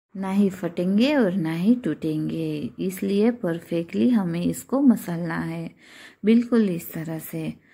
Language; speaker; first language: Hindi; non-native, local second language; Gujarati